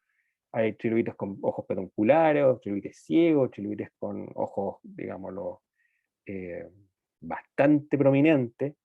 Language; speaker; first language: Spanish; native; Spanish